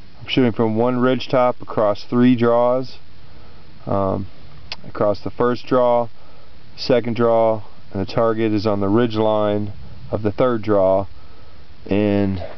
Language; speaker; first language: English; native; English